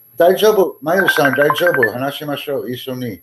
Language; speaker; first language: Japanese; non-native, learner; English